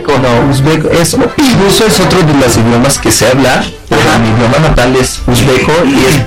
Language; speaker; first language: Spanish; non-native, fluent; Russian